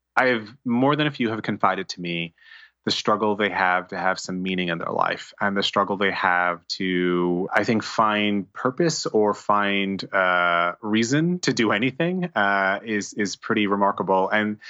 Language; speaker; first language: English; native; English